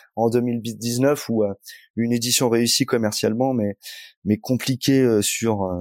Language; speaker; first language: French; native; French